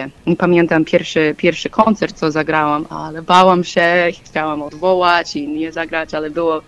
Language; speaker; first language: Polish; non-native, learner; English